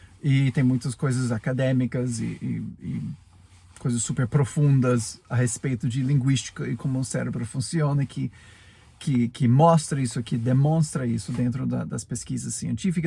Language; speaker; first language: Portuguese; non-native, fluent; English